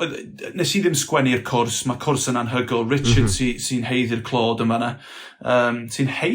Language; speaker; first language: Welsh; non-native, local second language; English